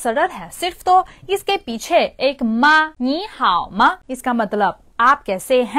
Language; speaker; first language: Hindi; non-native, fluent; Chinese